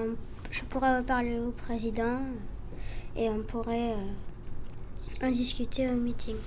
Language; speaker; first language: French; early bilingual, heritage; French